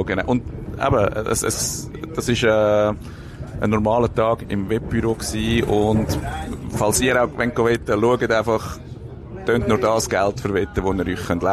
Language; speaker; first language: German; native; German